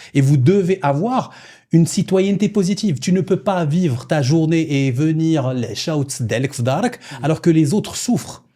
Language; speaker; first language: French; non-native, local second language; Arabic